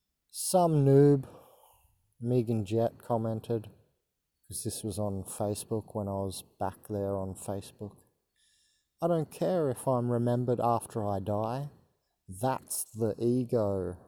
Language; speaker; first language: English; native; English